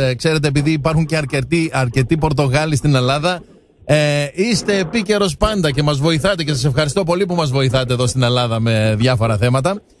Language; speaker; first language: Greek; native; Greek